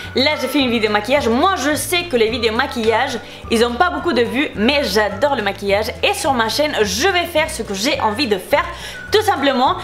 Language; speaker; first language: French; non-native, fluent; Spanish